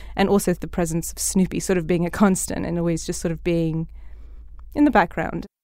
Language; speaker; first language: English; early bilingual, other home language; Spanish